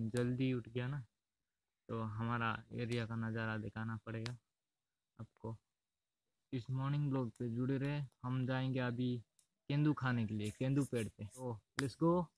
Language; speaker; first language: Hindi; non-native, local second language; Odia